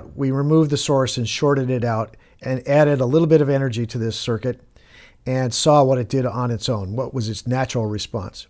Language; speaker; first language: English; native; English